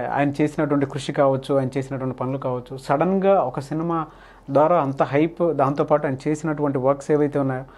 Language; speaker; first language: Telugu; native; Telugu